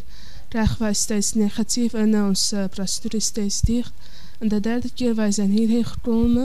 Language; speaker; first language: Dutch; early bilingual, other home language; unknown